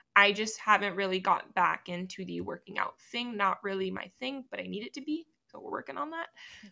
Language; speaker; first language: English; early bilingual, other home language; Spanish